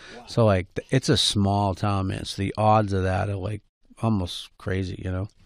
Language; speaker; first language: English; native; English